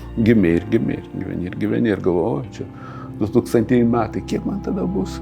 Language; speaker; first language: Lithuanian; non-native, local second language; Russian